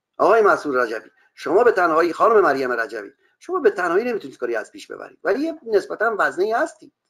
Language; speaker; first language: Persian; non-native, local second language; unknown